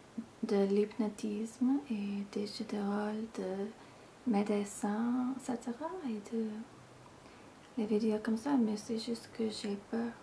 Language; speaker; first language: French; non-native, learner; English